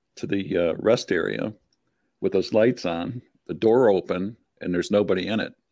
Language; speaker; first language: English; native; English